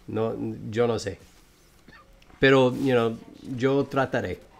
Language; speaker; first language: Spanish; non-native, learner; English